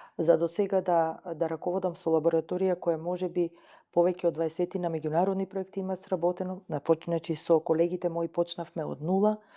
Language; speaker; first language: Macedonian; native; Macedonian